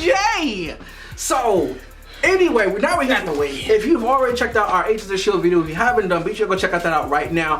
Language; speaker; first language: English; native; English